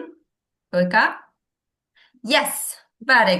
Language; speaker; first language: English; non-native, fluent; Kazakh